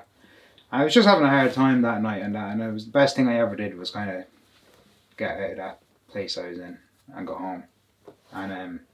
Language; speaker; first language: English; native; English